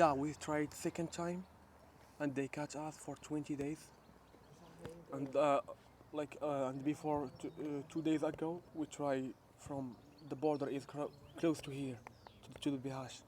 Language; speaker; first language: English; non-native, learner; Arabic